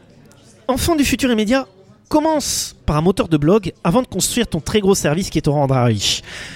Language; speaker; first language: French; native; French